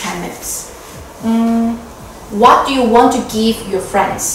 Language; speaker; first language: English; non-native, learner; Korean